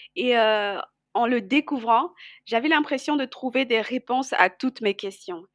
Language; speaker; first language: French; non-native, local second language; Lingala